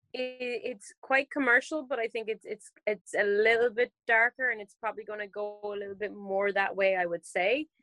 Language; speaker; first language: English; native; English